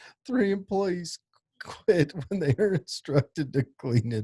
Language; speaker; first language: English; native; English